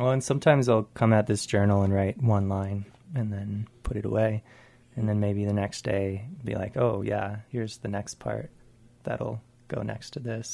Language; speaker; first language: English; native; English